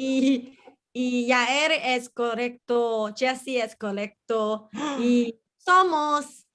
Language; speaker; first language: Spanish; non-native, learner; Chinese